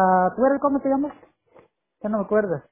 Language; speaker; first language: Spanish; non-native, local second language; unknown